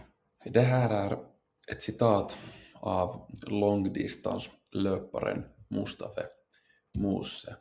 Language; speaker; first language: Swedish; non-native, local second language; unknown